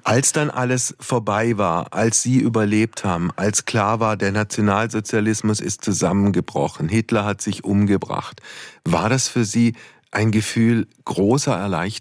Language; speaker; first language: German; native; German